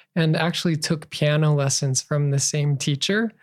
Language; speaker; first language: English; native; English